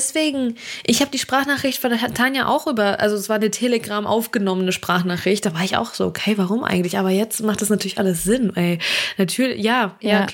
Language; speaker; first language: German; early bilingual, other home language; Russian